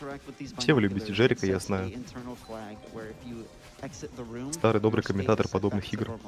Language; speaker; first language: Russian; native; Russian